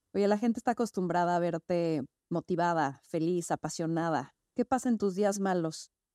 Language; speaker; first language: Spanish; native; Spanish